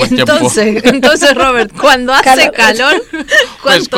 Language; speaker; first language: Spanish; native; Spanish